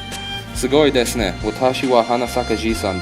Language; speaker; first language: Japanese; non-native, learner; English